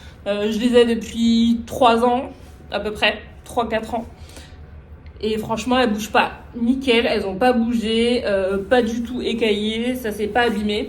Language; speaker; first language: French; native; French